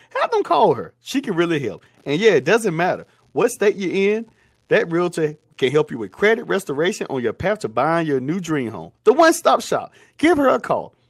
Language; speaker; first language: English; native; English